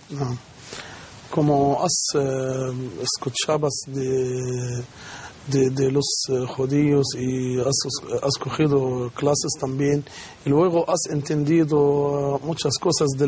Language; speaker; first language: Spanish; non-native, learner; Arabic